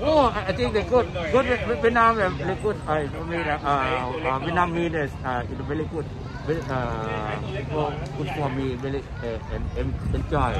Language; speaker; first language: English; non-native, learner; Thai